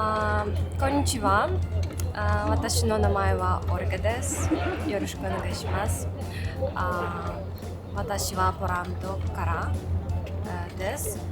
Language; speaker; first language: Japanese; non-native, learner; Polish